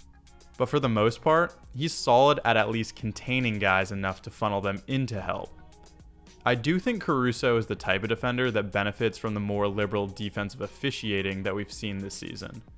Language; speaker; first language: English; native; English